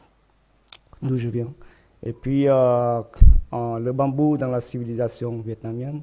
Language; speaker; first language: French; non-native, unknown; Vietnamese